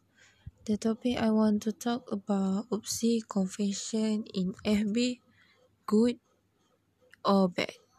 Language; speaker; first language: English; non-native, learner; Malay